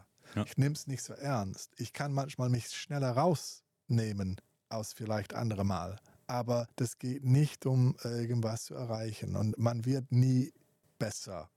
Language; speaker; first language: German; non-native, fluent; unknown